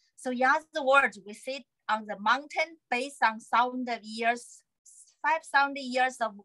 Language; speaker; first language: English; non-native, fluent; Chinese